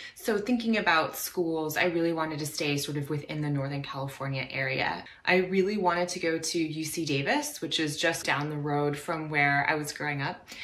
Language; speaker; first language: English; native; English